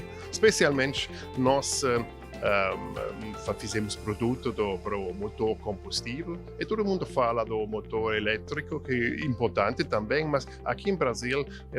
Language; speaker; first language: Portuguese; non-native, fluent; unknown